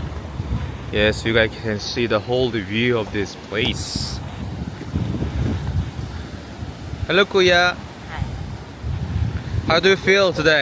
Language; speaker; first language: English; non-native, learner; Korean